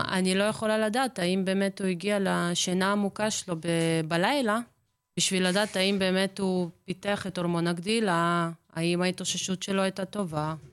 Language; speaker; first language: Hebrew; early bilingual, other home language; Russian